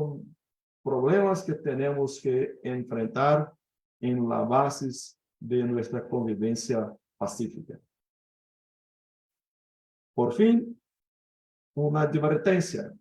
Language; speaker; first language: Spanish; non-native, fluent; Portuguese